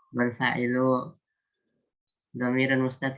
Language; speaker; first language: Arabic; non-native, learner; Indonesian